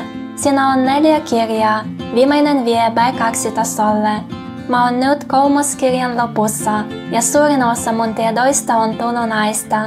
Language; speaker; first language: Finnish; non-native, learner; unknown